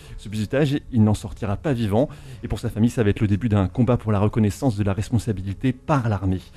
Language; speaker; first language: French; native; French